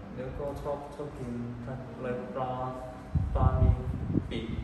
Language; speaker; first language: Thai; non-native, learner; Cantonese